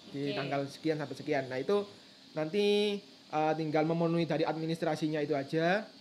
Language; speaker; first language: Indonesian; native; Indonesian